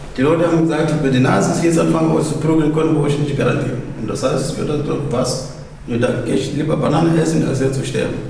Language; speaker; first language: German; non-native, fluent; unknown